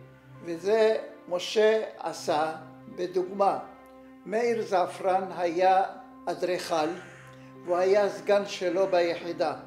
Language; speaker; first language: Hebrew; non-native, fluent; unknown